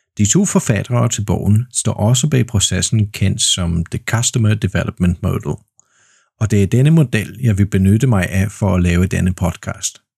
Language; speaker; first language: Danish; non-native, fluent; Polish